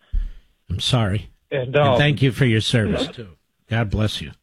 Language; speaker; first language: English; native; English